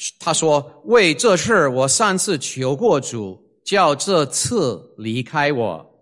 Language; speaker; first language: Chinese; non-native, fluent; English